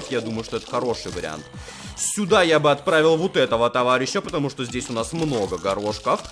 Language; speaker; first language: Russian; native; Russian